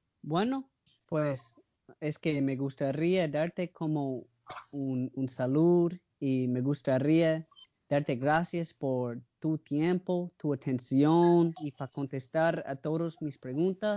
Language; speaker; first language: Spanish; non-native, learner; English